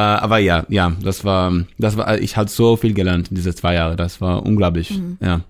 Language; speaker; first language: German; non-native, learner; Hebrew